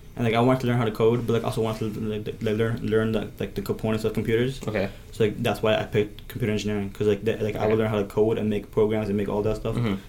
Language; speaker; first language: English; native; English